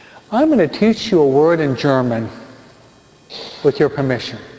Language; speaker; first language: English; native; English